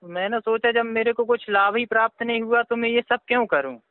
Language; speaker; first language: Hindi; native; Hindi